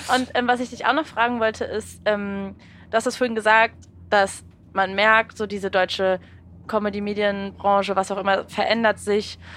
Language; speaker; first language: German; native; German